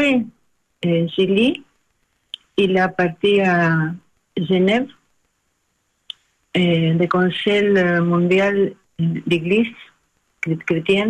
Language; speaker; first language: French; non-native, learner; Spanish